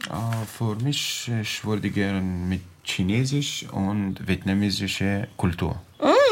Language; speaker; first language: German; non-native, learner; Arabic